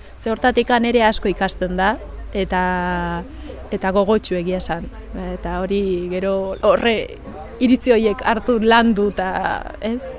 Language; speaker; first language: Basque; early bilingual, other home language; Sidamo